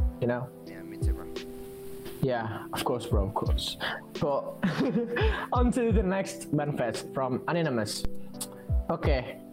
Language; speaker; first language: English; non-native, fluent; Indonesian